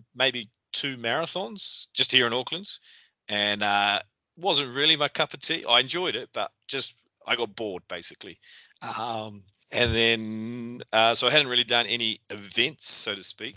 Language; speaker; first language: English; native; English